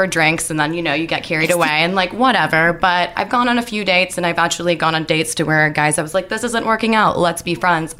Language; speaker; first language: English; native; English